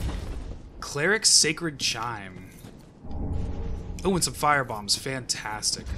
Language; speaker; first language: English; native; English